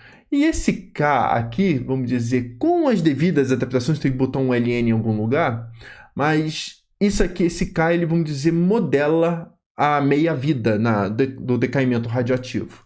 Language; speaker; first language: Portuguese; native; Portuguese